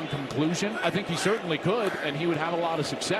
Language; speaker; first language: English; native; English